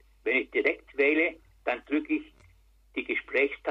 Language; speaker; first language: German; native; German